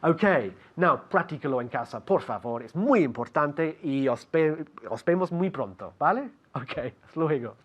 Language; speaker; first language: Spanish; non-native, fluent; English